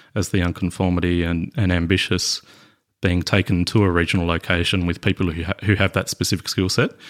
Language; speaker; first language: English; native; English